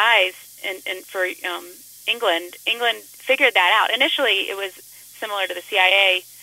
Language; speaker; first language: English; native; English